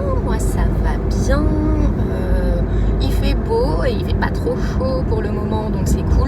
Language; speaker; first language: French; native; French